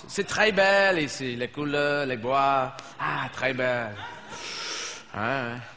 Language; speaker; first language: French; non-native, fluent; English